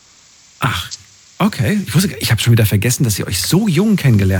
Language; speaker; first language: German; native; German